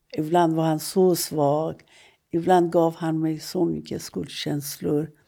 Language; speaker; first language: Swedish; non-native, fluent; Persian